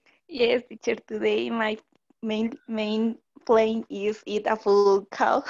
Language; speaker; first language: English; non-native, learner; Spanish